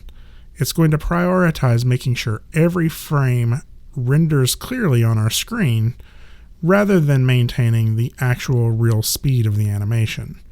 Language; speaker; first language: English; native; English